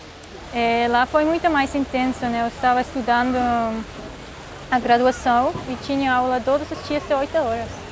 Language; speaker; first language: Portuguese; non-native, fluent; Swiss German